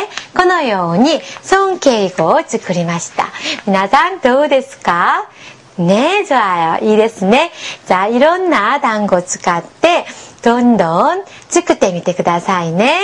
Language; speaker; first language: Japanese; non-native, fluent; Korean